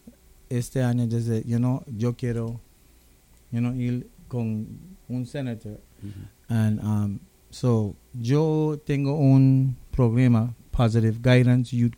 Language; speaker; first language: Spanish; non-native, local second language; English